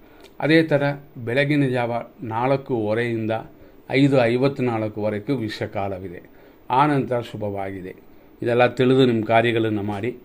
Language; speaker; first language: Kannada; native; Kannada